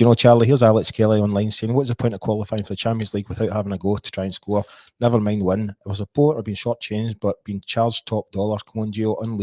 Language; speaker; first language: English; native; English